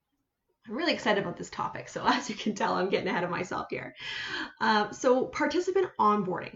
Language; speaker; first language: English; native; English